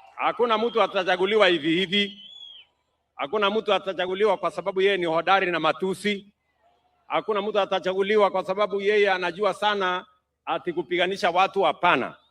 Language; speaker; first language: Swahili; non-native, local second language; Kalenjin